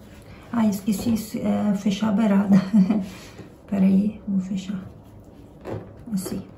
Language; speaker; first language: Portuguese; non-native, fluent; Ukrainian